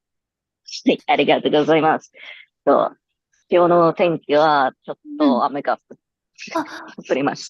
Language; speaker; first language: Japanese; non-native, learner; Swedish